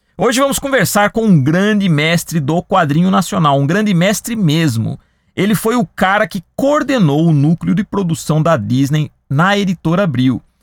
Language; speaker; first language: Portuguese; native; Portuguese